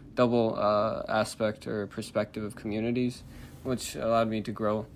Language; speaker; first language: English; native; English